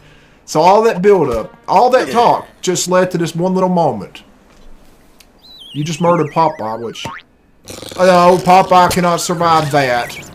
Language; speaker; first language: English; native; English